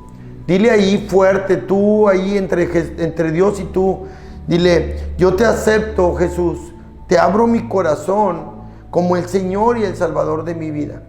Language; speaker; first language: Spanish; native; Spanish